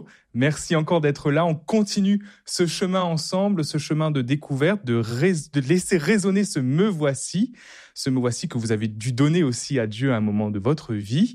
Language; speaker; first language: French; native; French